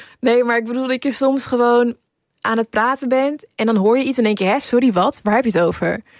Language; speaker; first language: Dutch; early bilingual, other home language; English